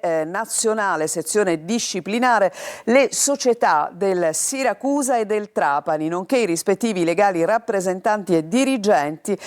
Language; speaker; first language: Italian; native; Italian